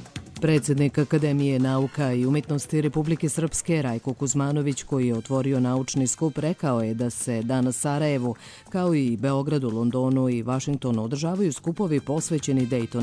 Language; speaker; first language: Croatian; native; Croatian